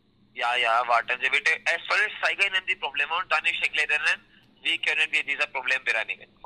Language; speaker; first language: German; non-native, learner; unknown